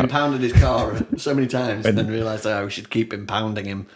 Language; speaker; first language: English; native; English